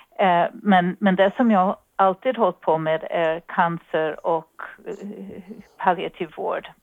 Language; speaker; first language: Swedish; non-native, fluent; English